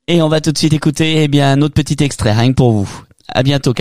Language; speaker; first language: French; native; French